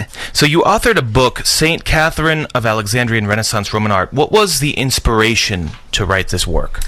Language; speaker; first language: English; native; English